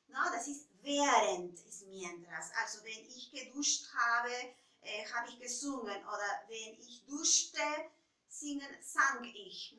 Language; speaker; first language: German; non-native, fluent; Spanish